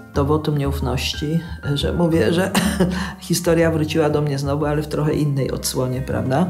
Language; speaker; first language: Polish; native; Polish